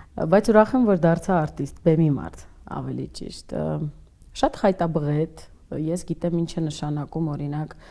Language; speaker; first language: Armenian; native; Armenian